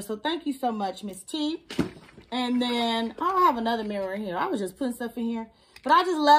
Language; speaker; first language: English; native; English